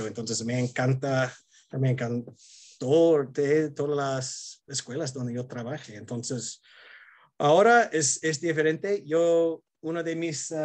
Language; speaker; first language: Spanish; non-native, fluent; English